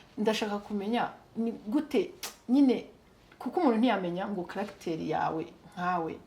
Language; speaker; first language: Kinyarwanda; early bilingual, heritage; Kinyarwanda